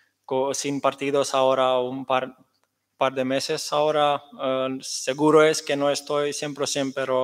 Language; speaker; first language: Spanish; non-native, fluent; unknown